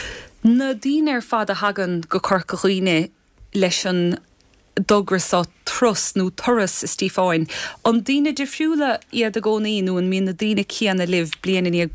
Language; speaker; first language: Irish; native; Irish